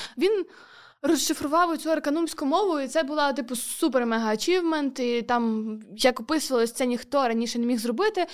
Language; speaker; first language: Ukrainian; native; Ukrainian